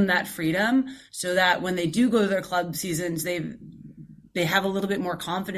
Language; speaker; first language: English; native; English